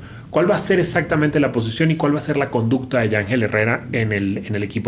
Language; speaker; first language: Spanish; native; Spanish